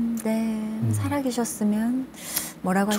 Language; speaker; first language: Korean; native; Korean